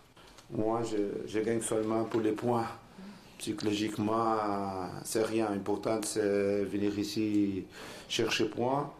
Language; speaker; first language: French; non-native, learner; Portuguese